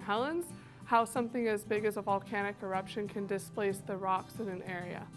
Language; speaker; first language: English; native; English